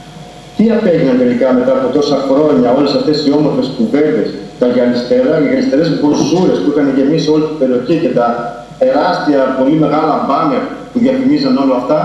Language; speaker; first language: Greek; native; Greek